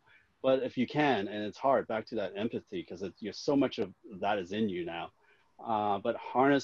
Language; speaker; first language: English; non-native, local second language; Cantonese